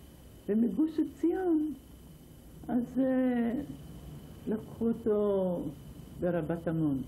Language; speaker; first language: Hebrew; non-native, fluent; Ladino